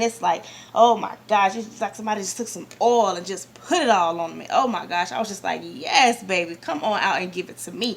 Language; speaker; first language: English; native; English